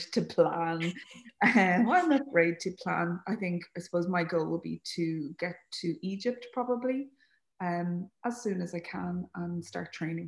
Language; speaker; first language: English; native; English